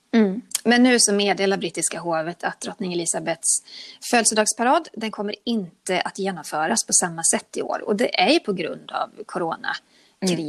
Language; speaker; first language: Swedish; native; Swedish